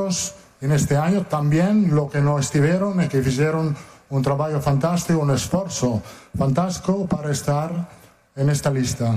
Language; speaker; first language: Portuguese; non-native, fluent; Italian